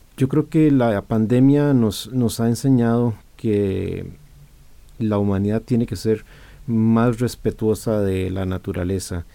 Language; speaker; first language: Spanish; native; Spanish